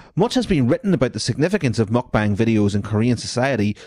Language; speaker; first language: English; native; English